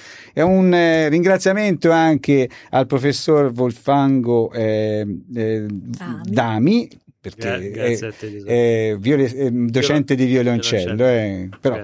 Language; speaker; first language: Italian; native; Italian